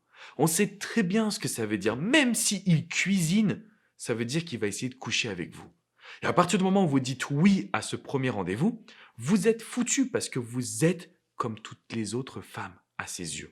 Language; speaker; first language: French; native; French